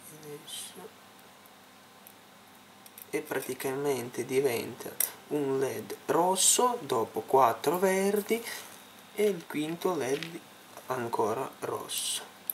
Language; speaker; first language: Italian; non-native, fluent; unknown